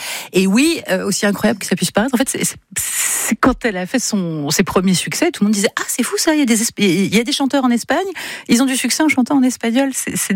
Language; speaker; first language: French; native; French